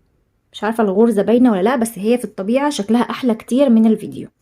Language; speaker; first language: Arabic; native; Arabic